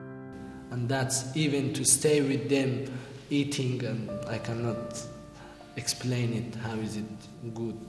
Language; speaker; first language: English; non-native, learner; Persian